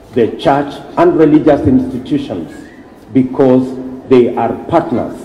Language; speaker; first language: English; non-native, local second language; Kalenjin